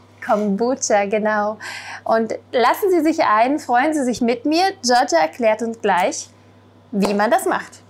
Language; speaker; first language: German; native; German